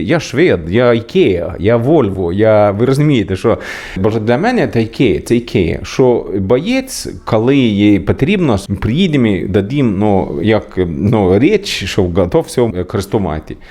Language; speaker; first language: Ukrainian; non-native, learner; Swedish